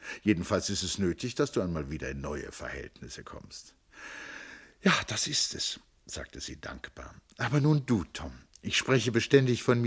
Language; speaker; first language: German; native; German